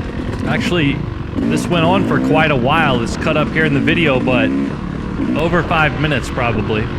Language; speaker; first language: English; native; English